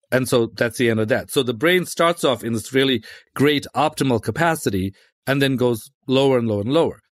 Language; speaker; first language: English; native; English